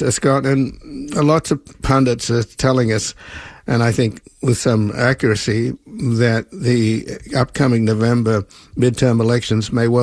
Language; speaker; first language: English; native; English